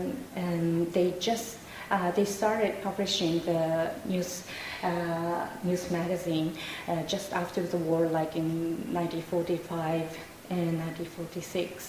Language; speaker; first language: English; non-native, fluent; Japanese